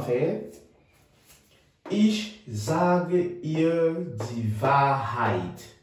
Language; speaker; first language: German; non-native, fluent; French